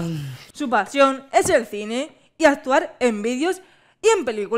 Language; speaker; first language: Spanish; native; Spanish